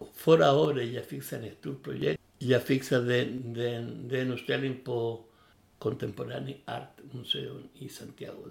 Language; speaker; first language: Swedish; non-native, learner; Spanish